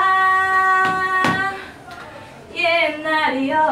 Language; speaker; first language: Korean; native; Korean